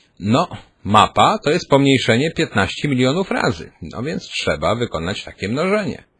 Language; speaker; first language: Polish; native; Polish